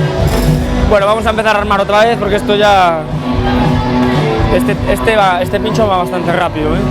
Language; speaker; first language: Spanish; native; Spanish